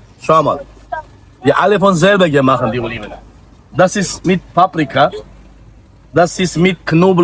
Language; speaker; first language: German; non-native, learner; Turkish